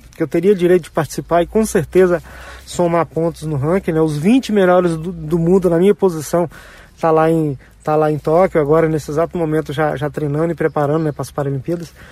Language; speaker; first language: Portuguese; native; Portuguese